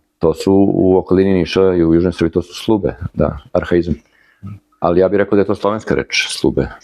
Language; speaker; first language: Serbian; native; Serbian